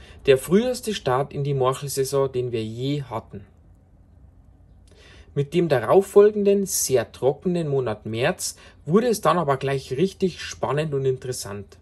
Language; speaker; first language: German; native; German